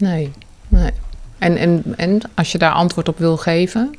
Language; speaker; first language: Dutch; native; Dutch